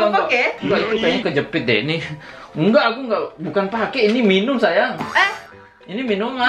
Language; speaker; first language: Indonesian; native; Indonesian